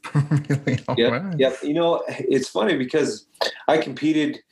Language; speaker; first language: English; native; English